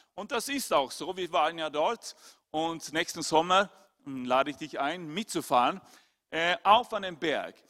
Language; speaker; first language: German; non-native, fluent; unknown